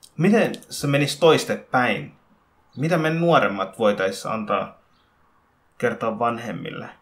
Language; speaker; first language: Finnish; early bilingual, other home language; Bangla